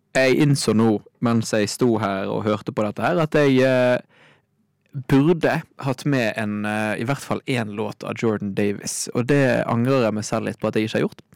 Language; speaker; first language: Norwegian; native; Norwegian